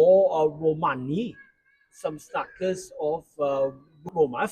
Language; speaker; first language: Norwegian; non-native, learner; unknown